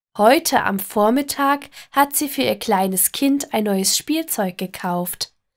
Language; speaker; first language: German; native; German